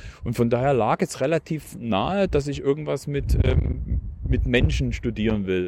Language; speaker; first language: German; native; German